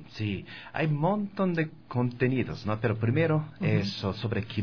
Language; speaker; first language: Spanish; non-native, learner; Japanese